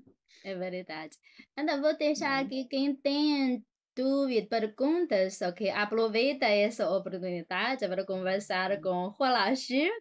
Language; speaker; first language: Portuguese; non-native, fluent; Chinese